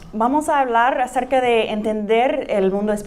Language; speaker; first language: Spanish; non-native, fluent; English